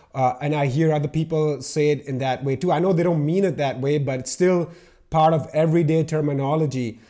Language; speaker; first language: English; non-native, local second language; Urdu